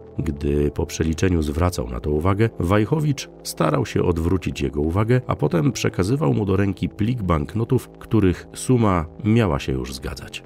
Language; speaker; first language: Polish; native; Polish